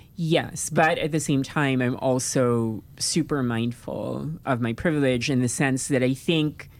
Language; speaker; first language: English; non-native, local second language; Filipino